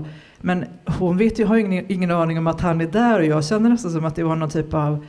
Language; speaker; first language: Swedish; native; Swedish